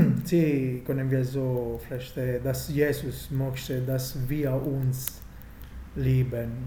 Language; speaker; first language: German; non-native, fluent; Italian